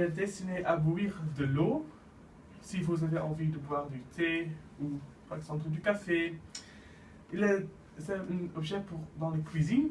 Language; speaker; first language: French; non-native, learner; Dutch